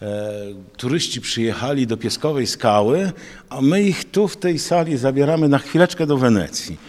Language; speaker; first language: Polish; native; Polish